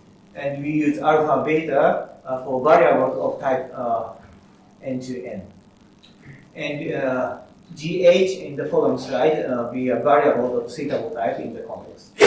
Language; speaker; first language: English; non-native, fluent; Japanese